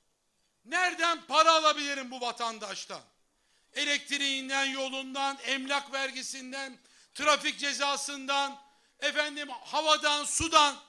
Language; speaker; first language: Turkish; native; Turkish